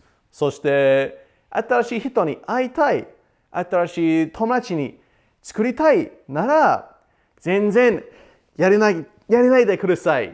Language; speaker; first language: Japanese; non-native, learner; English